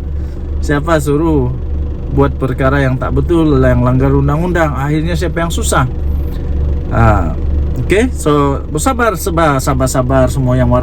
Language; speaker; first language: Malay; native; Malay